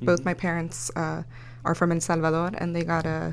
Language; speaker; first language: English; early bilingual, other home language; Spanish